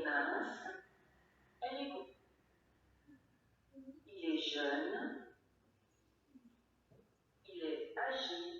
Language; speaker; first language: French; non-native, learner; Indonesian